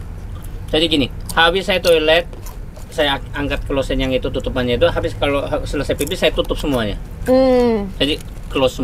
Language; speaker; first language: Indonesian; non-native, fluent; Korean